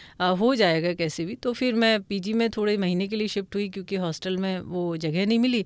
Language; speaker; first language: Hindi; non-native, local second language; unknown